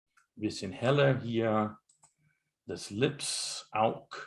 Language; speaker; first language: German; non-native, learner; English